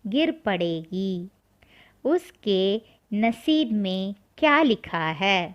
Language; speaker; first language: Hindi; non-native, local second language; Tamil